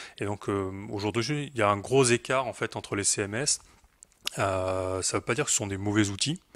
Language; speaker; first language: French; native; French